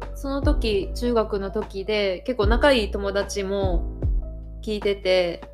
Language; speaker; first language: Japanese; native; Japanese